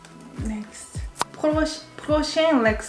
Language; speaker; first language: French; non-native, learner; Korean